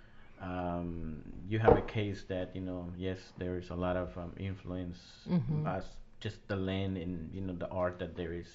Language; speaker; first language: English; non-native, fluent; Spanish